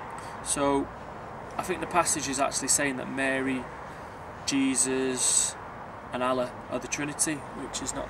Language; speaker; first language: English; native; English